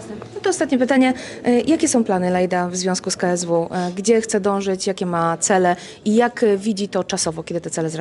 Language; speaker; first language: Polish; native; Polish